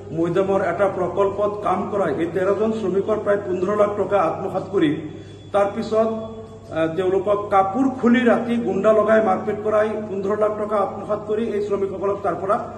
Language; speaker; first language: Assamese; non-native, local second language; Bangla